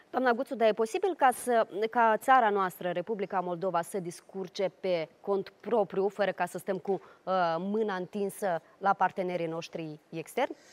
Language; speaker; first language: Romanian; native; Romanian